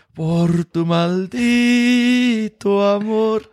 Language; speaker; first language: Spanish; early bilingual, heritage; Spanish